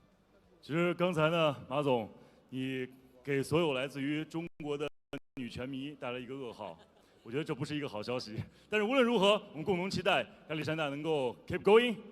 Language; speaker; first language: Chinese; native; Chinese